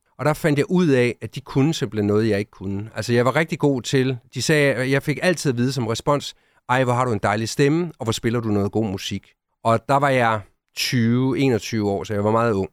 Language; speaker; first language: Danish; native; Danish